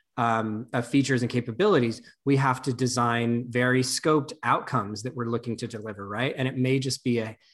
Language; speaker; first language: English; native; English